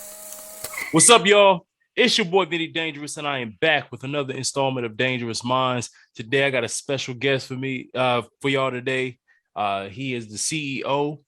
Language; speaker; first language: English; native; English